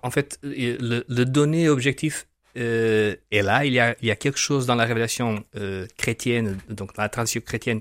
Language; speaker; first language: French; non-native, fluent; Portuguese